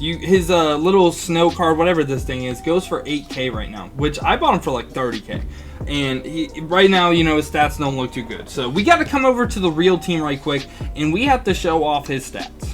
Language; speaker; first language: English; native; English